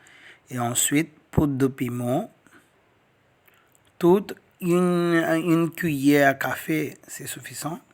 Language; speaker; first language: French; non-native, learner; Tamil